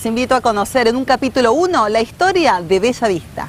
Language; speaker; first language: Spanish; native; Spanish